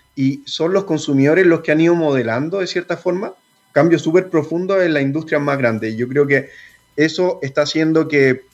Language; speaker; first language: Spanish; native; Spanish